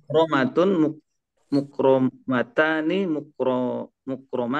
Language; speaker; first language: Arabic; non-native, learner; Indonesian